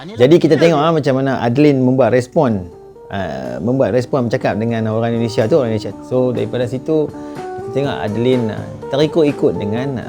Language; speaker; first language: Malay; native; Malay